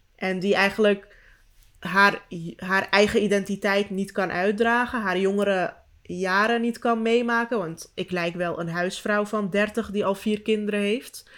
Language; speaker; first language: Dutch; early bilingual, other home language; Turkish